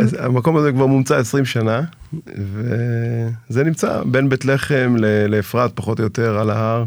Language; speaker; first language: Hebrew; native; Hebrew